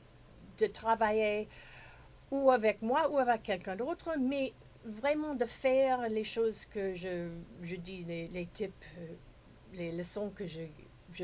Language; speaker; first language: French; non-native, fluent; English